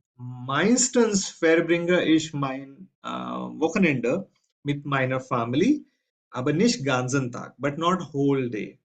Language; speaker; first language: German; non-native, fluent; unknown